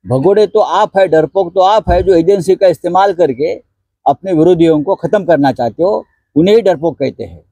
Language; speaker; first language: Hindi; non-native, local second language; Marathi